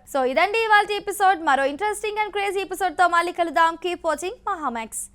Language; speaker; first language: Telugu; native; Telugu